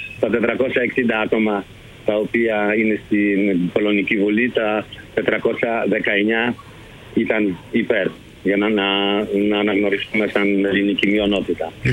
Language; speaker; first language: Greek; early bilingual, heritage; Greek